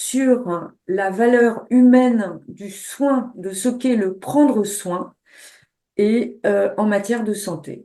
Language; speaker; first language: French; native; French